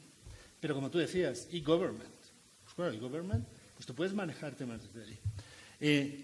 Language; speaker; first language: Spanish; native; Spanish